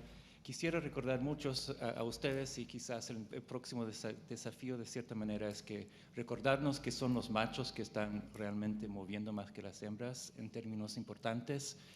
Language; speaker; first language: Spanish; non-native, fluent; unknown